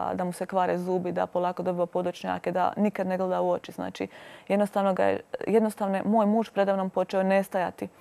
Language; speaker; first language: Croatian; native; Croatian